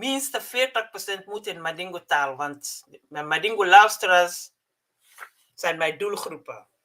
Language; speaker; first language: Dutch; non-native, fluent; Mandingo